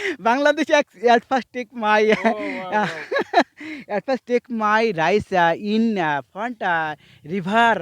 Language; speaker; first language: English; non-native, learner; Bangla